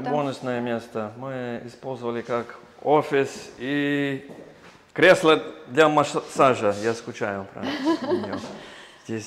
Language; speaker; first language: Russian; non-native, learner; English